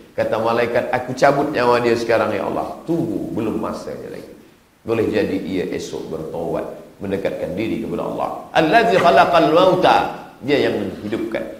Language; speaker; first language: Malay; native; Malay